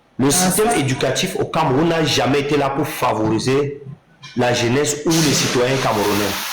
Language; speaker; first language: French; non-native, local second language; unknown